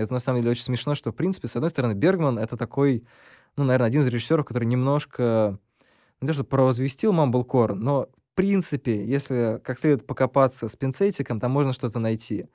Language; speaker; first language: Russian; native; Russian